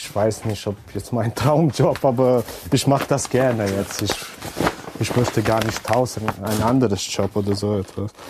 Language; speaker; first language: German; non-native, learner; Romanian